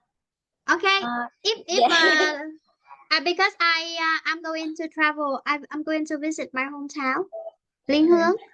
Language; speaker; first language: English; non-native, fluent; Vietnamese